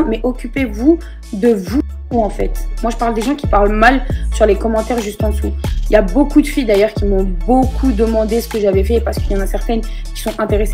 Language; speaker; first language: French; native; French